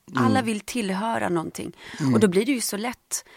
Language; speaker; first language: Swedish; early bilingual, other home language; Polish